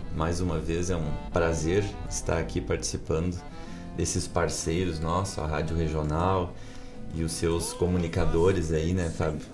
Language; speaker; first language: Portuguese; native; Portuguese